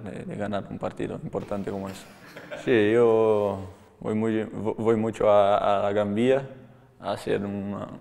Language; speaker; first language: Spanish; non-native, learner; Portuguese